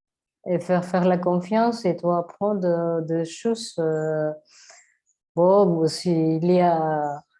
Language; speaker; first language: French; non-native, learner; Spanish